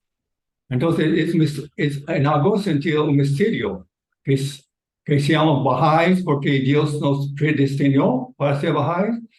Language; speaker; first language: Spanish; non-native, fluent; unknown